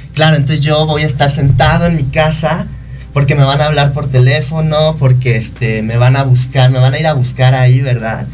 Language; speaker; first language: Spanish; native; Spanish